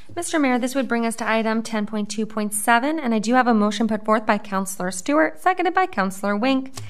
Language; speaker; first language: English; native; English